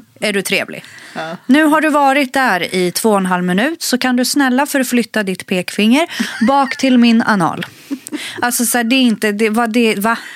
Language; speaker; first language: Swedish; early bilingual, other home language; Spanish